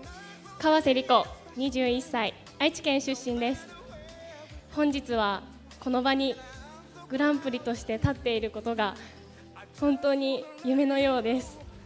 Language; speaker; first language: Japanese; native; Japanese